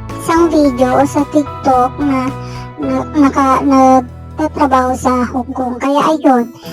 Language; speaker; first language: Filipino; non-native, local second language; Iloko